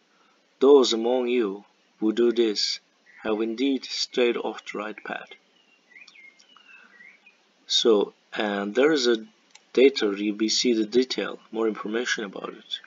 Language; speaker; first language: English; non-native, fluent; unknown